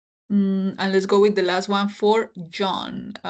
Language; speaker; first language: English; non-native, fluent; Spanish